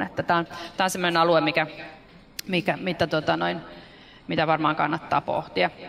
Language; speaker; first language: Finnish; native; Finnish